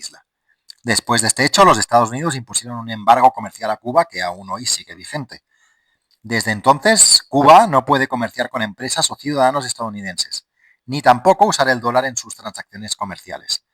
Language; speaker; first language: Spanish; native; Spanish